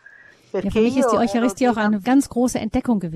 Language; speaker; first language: German; native; German